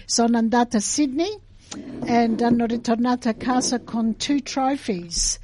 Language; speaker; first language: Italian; early bilingual, heritage; English